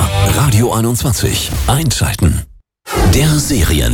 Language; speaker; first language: German; native; German